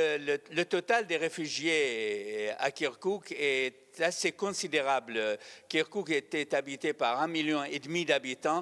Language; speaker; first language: French; non-native, fluent; Arabic